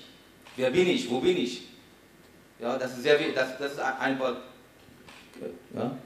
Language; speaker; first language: German; non-native, fluent; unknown